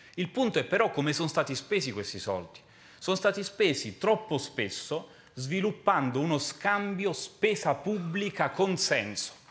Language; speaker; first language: Italian; native; Italian